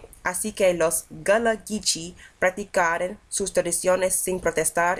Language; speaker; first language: Spanish; non-native, learner; English